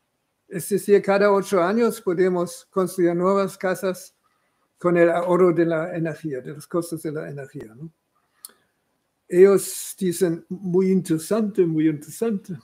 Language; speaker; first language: Spanish; non-native, fluent; German